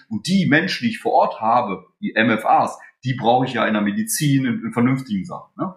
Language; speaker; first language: German; early bilingual, other home language; Polish